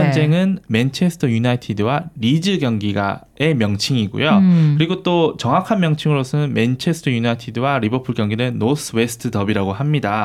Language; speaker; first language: Korean; native; Korean